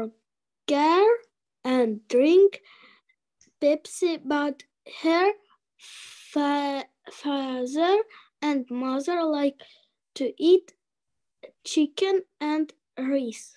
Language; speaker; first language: English; non-native, learner; Russian